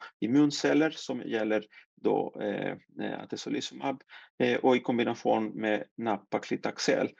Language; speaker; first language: Swedish; non-native, fluent; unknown